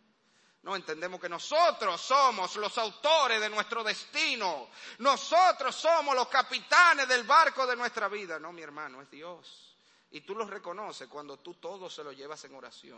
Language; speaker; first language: Spanish; native; Spanish